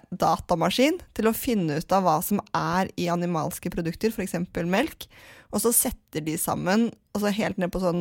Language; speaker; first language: Norwegian; native; Norwegian